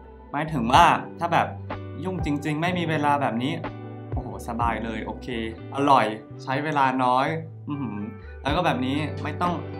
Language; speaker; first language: Thai; non-native, fluent; English